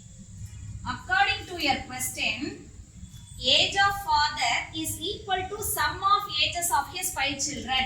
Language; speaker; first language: English; non-native, local second language; Tamil